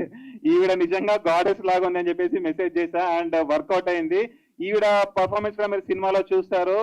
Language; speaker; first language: Telugu; native; Telugu